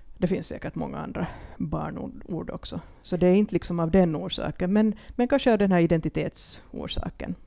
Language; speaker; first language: Swedish; native; Swedish